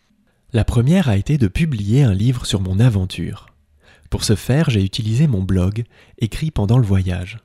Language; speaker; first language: French; native; French